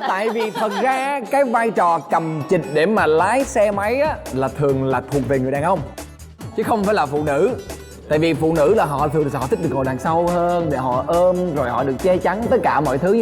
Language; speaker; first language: Vietnamese; native; Vietnamese